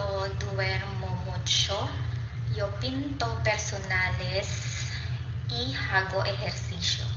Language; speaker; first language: Spanish; non-native, learner; Filipino